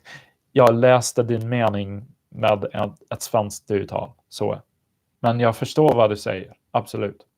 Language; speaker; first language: Swedish; non-native, learner; English